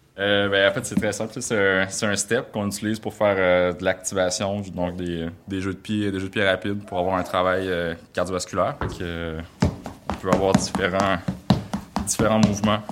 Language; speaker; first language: French; native; French